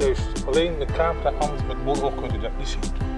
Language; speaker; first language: Dutch; native; Dutch